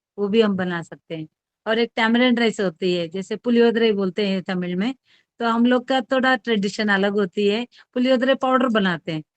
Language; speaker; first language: Hindi; non-native, local second language; Telugu